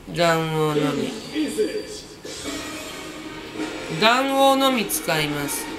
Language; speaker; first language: Japanese; native; Japanese